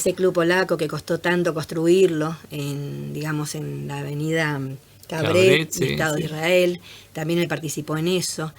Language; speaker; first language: Spanish; native; Spanish